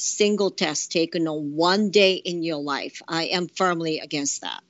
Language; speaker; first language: English; non-native, fluent; Japanese